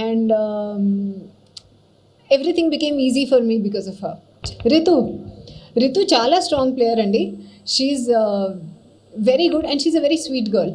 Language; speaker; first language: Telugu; non-native, learner; Hindi